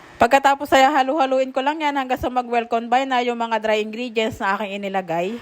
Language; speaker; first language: Filipino; native; Filipino